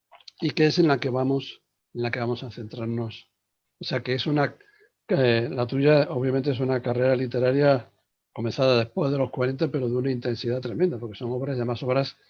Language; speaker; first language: Spanish; native; Spanish